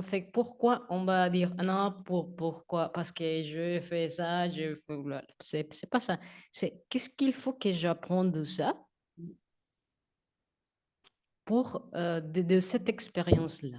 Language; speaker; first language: French; non-native, learner; Spanish